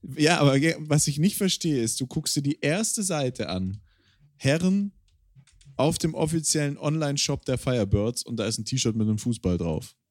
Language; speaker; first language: German; native; German